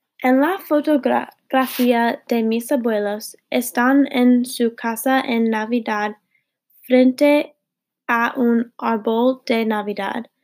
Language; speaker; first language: Spanish; non-native, learner; English